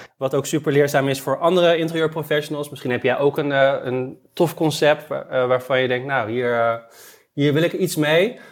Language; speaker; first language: Dutch; native; Dutch